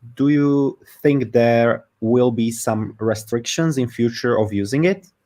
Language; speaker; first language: English; non-native, fluent; Slovak